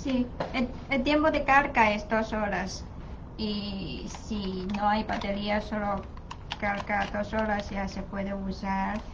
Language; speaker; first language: Spanish; non-native, learner; Chinese